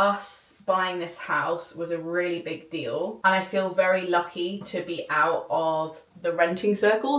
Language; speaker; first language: English; native; English